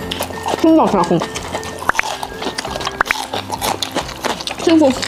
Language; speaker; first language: Chinese; non-native, learner; Korean